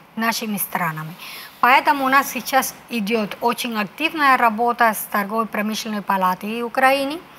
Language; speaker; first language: Russian; non-native, fluent; Spanish